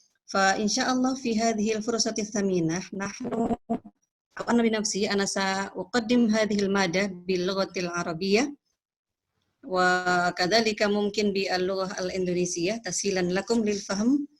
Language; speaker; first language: Arabic; non-native, fluent; Indonesian